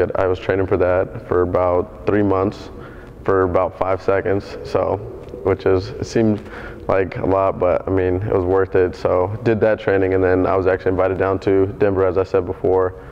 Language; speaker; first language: English; native; English